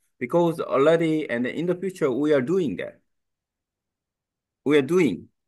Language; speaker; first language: English; non-native, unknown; Korean